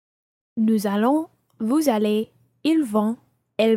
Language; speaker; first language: French; non-native, learner; English